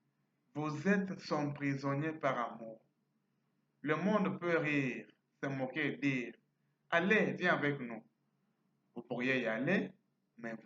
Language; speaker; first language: French; non-native, fluent; Portuguese